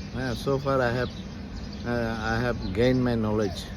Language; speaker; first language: English; non-native, local second language; Bangla